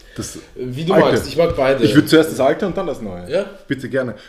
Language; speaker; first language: German; early bilingual, other home language; Polish